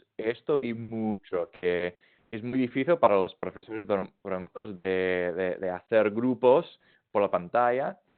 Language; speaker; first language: Spanish; non-native, fluent; English